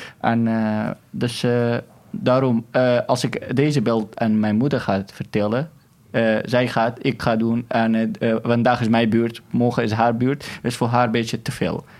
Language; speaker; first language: Dutch; non-native, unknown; Arabic